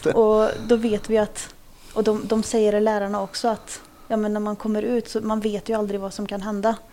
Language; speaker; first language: Swedish; early bilingual, other home language; Kurdish